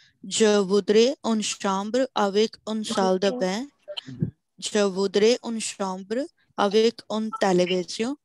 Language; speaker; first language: French; non-native, learner; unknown